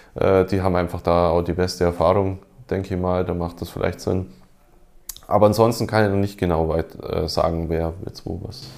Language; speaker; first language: German; native; German